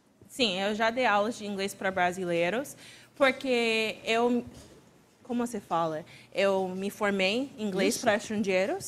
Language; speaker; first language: Portuguese; non-native, fluent; English